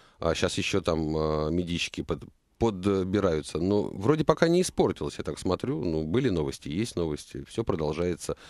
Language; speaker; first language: Russian; native; Russian